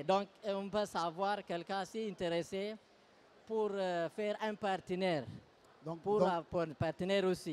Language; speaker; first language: French; non-native, learner; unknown